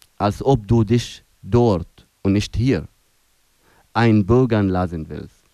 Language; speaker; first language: German; non-native, fluent; Arabic